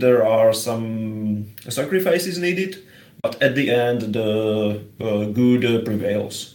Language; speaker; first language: English; non-native, fluent; Slovak